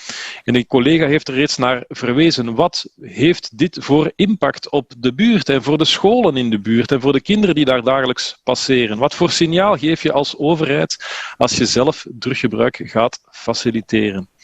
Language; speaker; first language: Dutch; native; Dutch